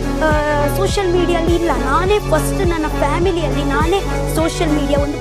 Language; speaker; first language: Kannada; non-native, local second language; Tulu